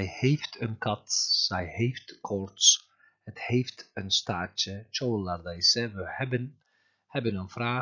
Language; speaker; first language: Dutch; non-native, fluent; Turkish